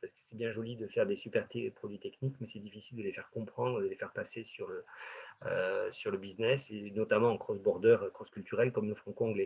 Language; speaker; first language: French; native; French